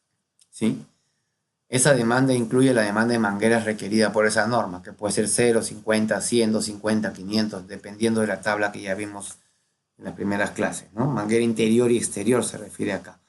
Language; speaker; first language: Spanish; native; Spanish